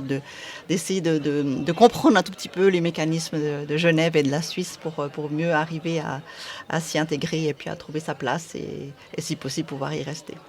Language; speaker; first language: French; native; French